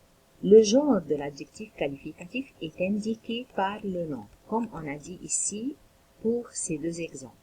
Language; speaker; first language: French; non-native, local second language; Arabic